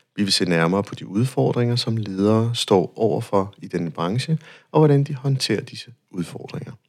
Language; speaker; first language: Danish; non-native, fluent; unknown